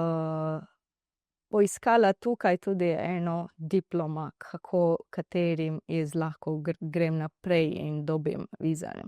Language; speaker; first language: Slovenian; non-native, learner; Divehi